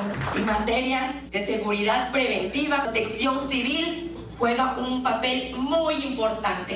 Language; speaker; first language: Spanish; native; Spanish